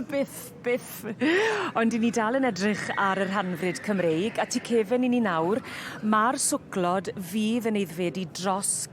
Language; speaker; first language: Welsh; native; Welsh